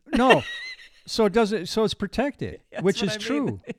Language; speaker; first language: English; native; English